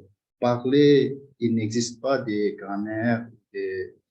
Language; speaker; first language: French; non-native, fluent; Tibetan